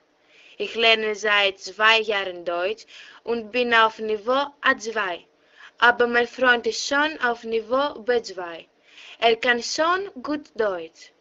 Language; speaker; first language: German; non-native, learner; Greek